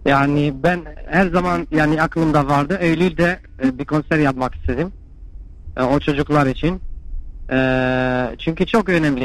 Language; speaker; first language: Turkish; non-native, fluent; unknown